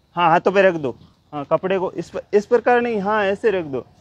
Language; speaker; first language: Hindi; native; Hindi